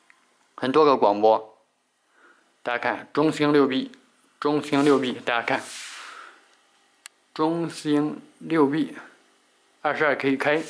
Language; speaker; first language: Chinese; native; Chinese